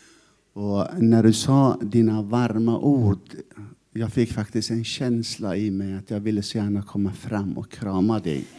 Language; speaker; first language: Swedish; non-native, fluent; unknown